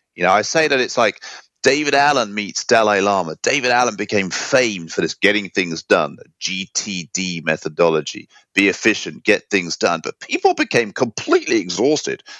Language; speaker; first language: English; native; English